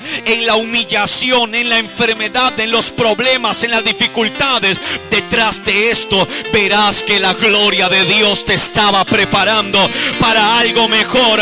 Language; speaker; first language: Spanish; native; Spanish